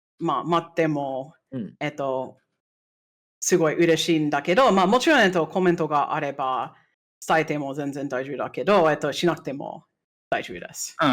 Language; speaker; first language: Japanese; non-native, fluent; English